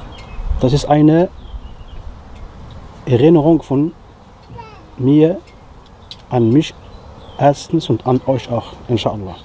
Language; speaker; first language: German; non-native, fluent; Riffian